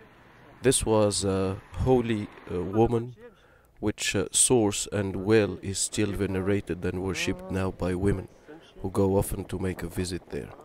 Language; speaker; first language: English; non-native, fluent; Arabic